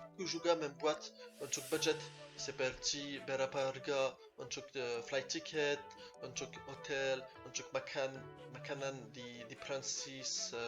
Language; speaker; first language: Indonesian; non-native, learner; French